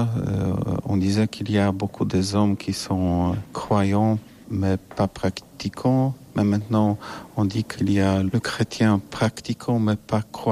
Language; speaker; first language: French; non-native, fluent; Polish